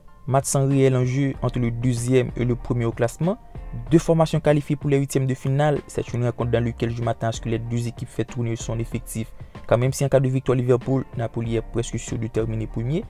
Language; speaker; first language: French; native; French